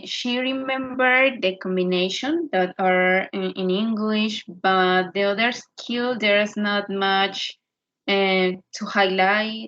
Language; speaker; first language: English; non-native, learner; Spanish